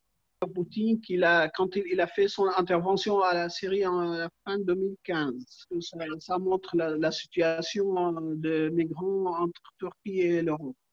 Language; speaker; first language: French; non-native, learner; Arabic